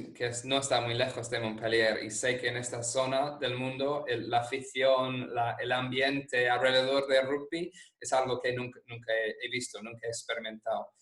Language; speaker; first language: Spanish; non-native, fluent; English